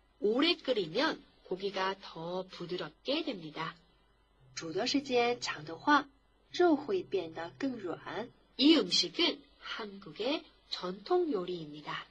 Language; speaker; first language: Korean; non-native, fluent; Chinese